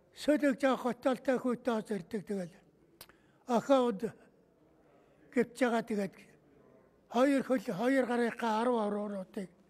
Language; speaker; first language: Mongolian; native; Mongolian